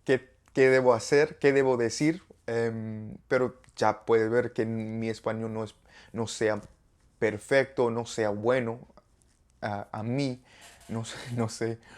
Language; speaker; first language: Spanish; non-native, learner; English